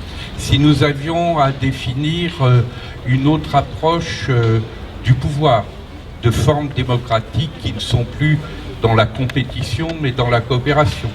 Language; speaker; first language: French; native; French